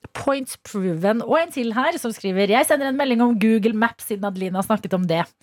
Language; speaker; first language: Norwegian; native; Norwegian